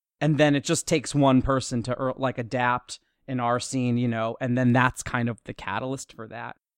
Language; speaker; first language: English; native; English